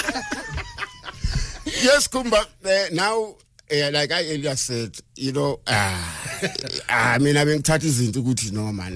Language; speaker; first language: English; non-native, local second language; Zulu